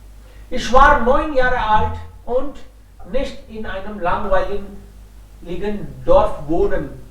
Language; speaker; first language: German; non-native, fluent; Hindi